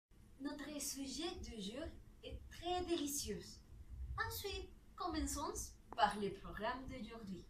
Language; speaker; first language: French; non-native, learner; Spanish